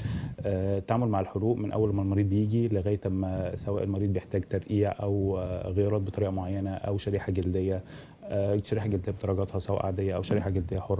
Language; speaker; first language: Arabic; native; Arabic